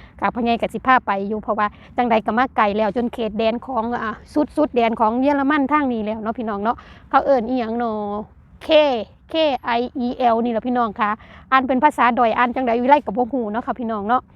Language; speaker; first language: Thai; non-native, local second language; Lao